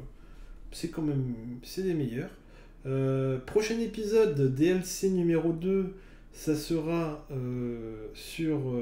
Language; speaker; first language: French; native; French